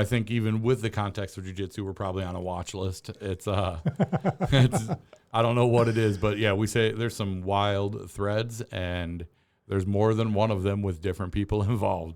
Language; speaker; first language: English; native; English